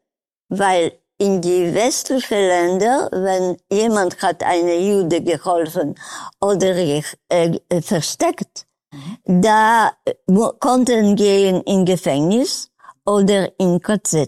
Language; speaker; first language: German; non-native, learner; Polish